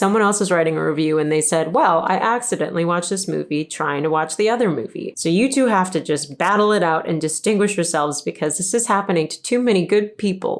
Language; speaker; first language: English; native; English